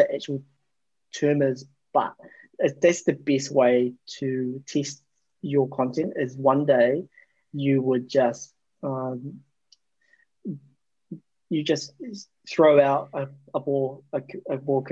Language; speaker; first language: English; native; English